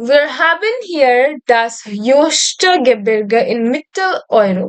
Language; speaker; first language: German; non-native, fluent; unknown